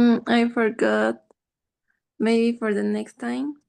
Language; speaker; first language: English; non-native, learner; Spanish